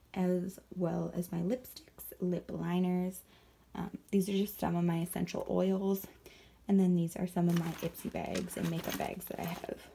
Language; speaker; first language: English; native; English